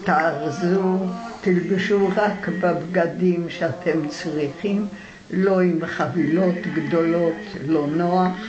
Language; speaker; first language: Hebrew; non-native, fluent; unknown